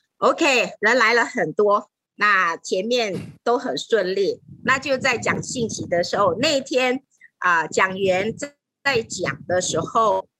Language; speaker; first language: Chinese; native; Chinese